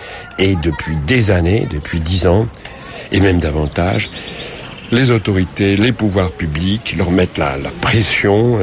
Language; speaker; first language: French; native; French